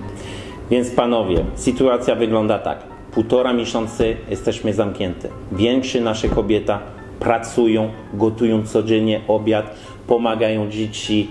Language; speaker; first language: Polish; non-native, learner; French